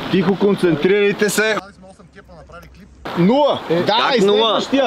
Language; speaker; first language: Bulgarian; native; Bulgarian